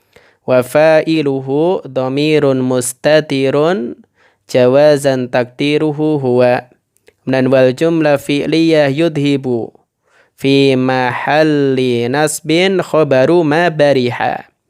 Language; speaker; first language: Arabic; non-native, fluent; Indonesian